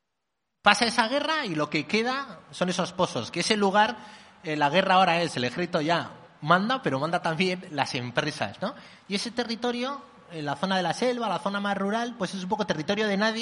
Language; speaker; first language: Spanish; native; Spanish